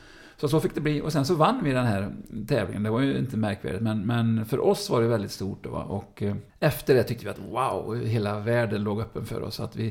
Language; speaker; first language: Swedish; native; Swedish